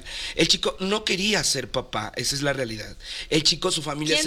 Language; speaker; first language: Spanish; native; Spanish